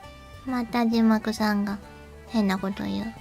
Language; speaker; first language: Japanese; native; Japanese